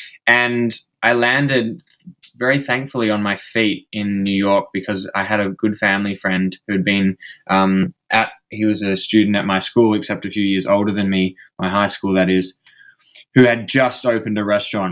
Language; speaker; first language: English; native; English